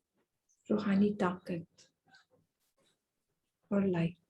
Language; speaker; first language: Hindi; native; Hindi